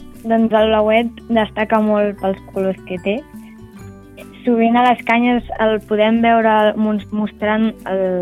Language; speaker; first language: Catalan; native; Catalan